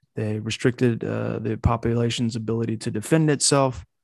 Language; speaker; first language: English; native; English